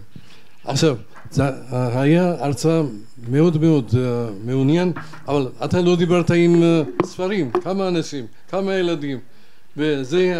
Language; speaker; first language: Hebrew; non-native, fluent; Georgian